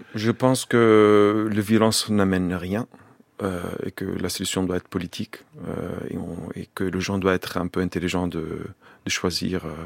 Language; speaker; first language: French; non-native, fluent; Arabic